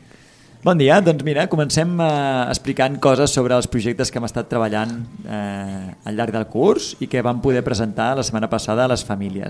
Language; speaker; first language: Catalan; native; Catalan